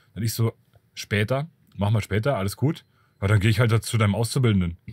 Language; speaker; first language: German; native; German